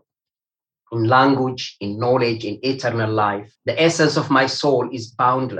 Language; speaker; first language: English; non-native, fluent; Amharic